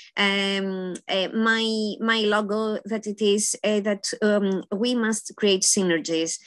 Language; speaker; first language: English; non-native, fluent; Greek